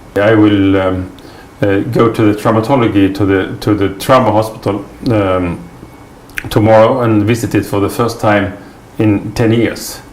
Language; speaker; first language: English; non-native, fluent; Swedish